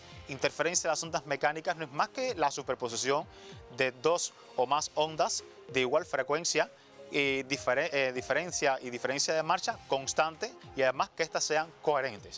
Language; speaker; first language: Spanish; native; Spanish